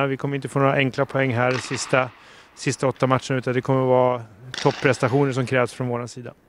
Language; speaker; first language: Swedish; native; Swedish